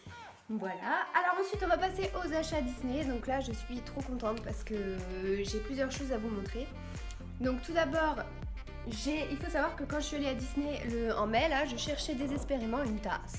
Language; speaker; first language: French; native; French